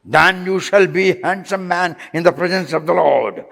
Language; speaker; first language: English; non-native, local second language; Telugu